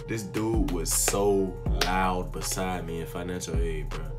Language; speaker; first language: English; native; English